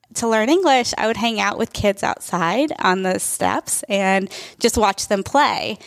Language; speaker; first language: English; early bilingual, other home language; Telugu